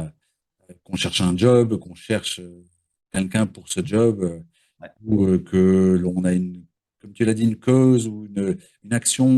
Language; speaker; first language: French; native; French